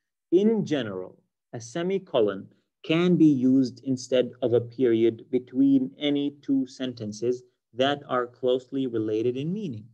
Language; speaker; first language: English; non-native, fluent; Arabic